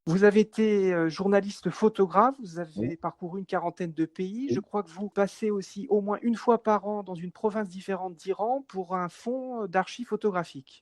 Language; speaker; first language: French; native; French